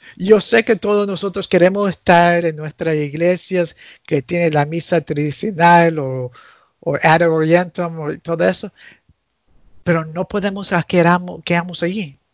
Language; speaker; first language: Spanish; early bilingual, heritage; Spanish